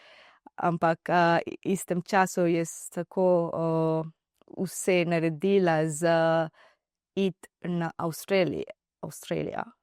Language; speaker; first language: Slovenian; non-native, learner; Divehi